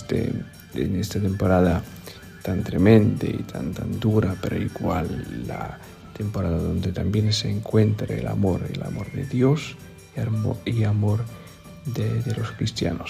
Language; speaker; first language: Spanish; non-native, fluent; Polish